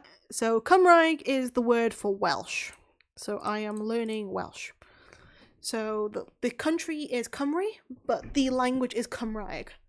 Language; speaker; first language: Welsh; non-native, learner; English